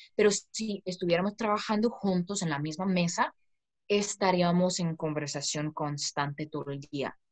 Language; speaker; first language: Spanish; non-native, fluent; English